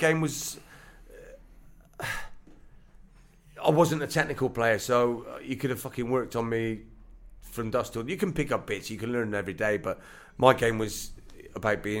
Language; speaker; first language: English; native; English